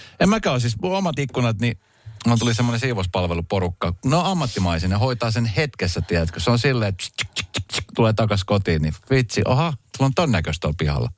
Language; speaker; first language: Finnish; early bilingual, other home language; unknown